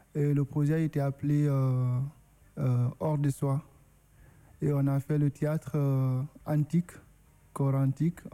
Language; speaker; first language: French; non-native, local second language; Susu